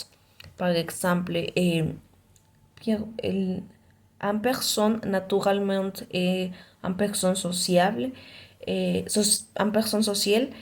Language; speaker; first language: French; non-native, learner; Spanish